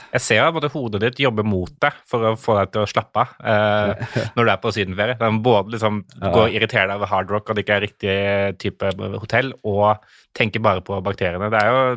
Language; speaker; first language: Norwegian; native; Norwegian